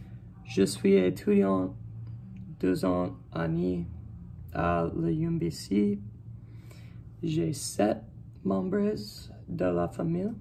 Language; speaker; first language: French; non-native, learner; English